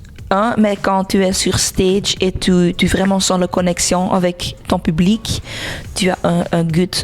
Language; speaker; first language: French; non-native, local second language; Dutch